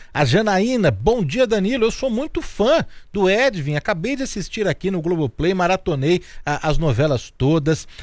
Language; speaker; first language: Portuguese; native; Portuguese